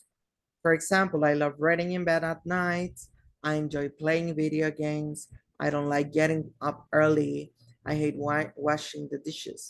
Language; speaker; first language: English; non-native, fluent; Spanish